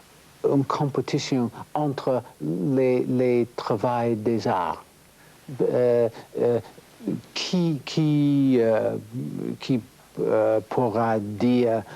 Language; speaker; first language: French; non-native, learner; English